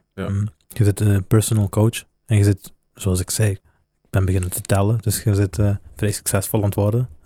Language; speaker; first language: Dutch; native; Dutch